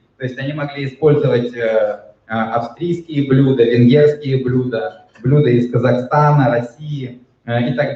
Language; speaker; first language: Russian; native; Russian